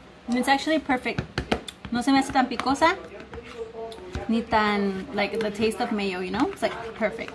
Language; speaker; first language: English; early bilingual, other home language; Spanish